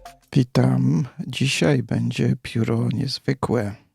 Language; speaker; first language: Polish; native; Polish